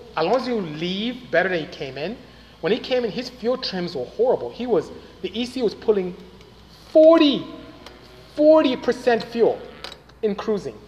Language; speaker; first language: English; non-native, local second language; Igbo